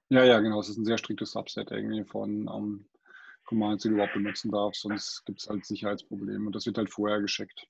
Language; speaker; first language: German; non-native, fluent; English